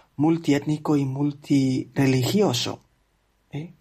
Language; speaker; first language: Spanish; non-native, fluent; Indonesian